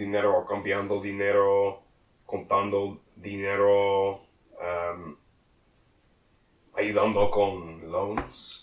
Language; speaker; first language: Spanish; non-native, learner; English